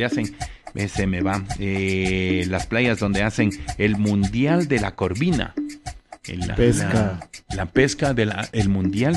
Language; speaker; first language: Spanish; native; Spanish